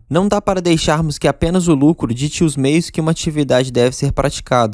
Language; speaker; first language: Portuguese; native; Portuguese